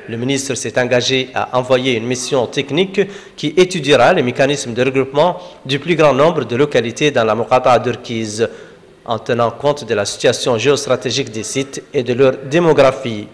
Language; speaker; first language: French; non-native, local second language; Arabic